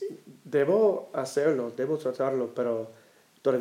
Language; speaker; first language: Spanish; non-native, learner; English